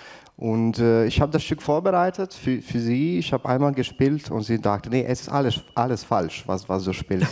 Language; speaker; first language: German; non-native, fluent; Ukrainian